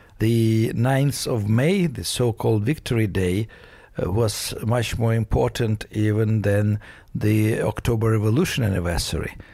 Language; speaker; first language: English; non-native, fluent; Russian